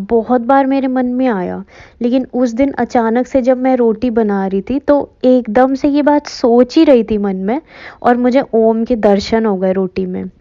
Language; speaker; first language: Hindi; native; Hindi